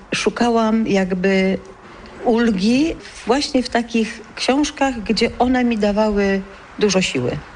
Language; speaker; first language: Polish; early bilingual, other home language; Greek